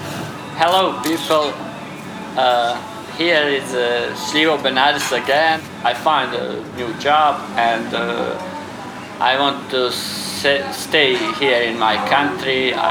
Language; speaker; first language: English; non-native, learner; Croatian